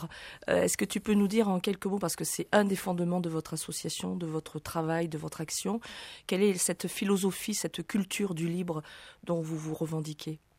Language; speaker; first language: French; native; French